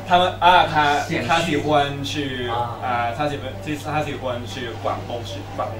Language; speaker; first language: Chinese; non-native, learner; Thai